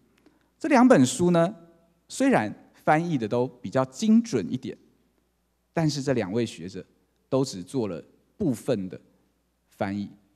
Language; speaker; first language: Chinese; native; Chinese